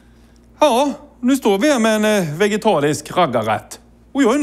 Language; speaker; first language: Swedish; native; Swedish